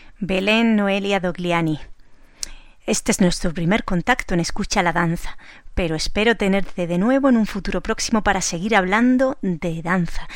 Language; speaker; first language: Spanish; native; Spanish